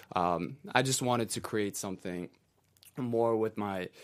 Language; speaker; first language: English; native; English